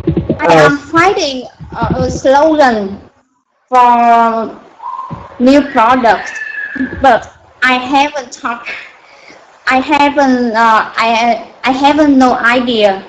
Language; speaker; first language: English; non-native, learner; Vietnamese